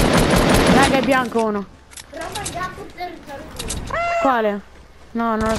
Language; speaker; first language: Italian; native; Italian